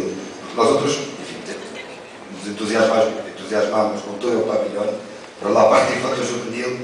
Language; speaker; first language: Spanish; non-native, fluent; Portuguese